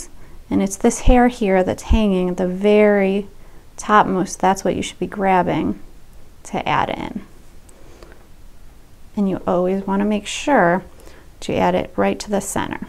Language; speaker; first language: English; native; English